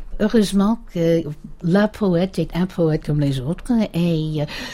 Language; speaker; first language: French; non-native, fluent; English